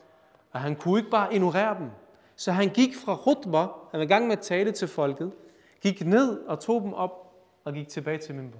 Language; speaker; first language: Danish; early bilingual, other home language; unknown